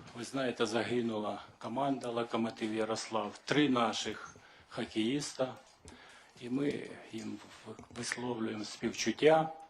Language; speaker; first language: Ukrainian; native; Ukrainian